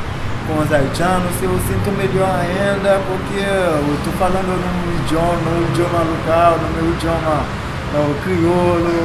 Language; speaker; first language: Portuguese; non-native, fluent; Haitian Creole